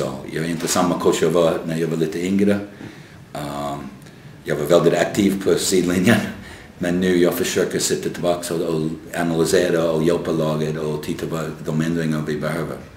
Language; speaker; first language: Swedish; non-native, fluent; English